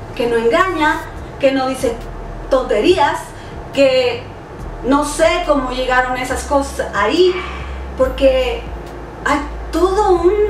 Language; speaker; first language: Spanish; native; Spanish